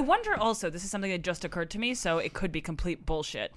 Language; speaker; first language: English; non-native, fluent; Russian